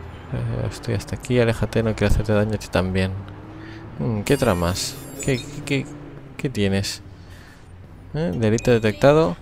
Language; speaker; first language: Spanish; native; Spanish